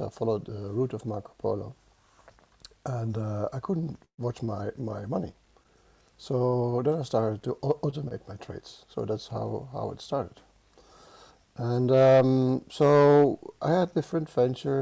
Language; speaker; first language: English; non-native, fluent; Dutch